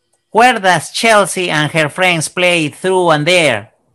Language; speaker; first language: English; non-native, fluent; Spanish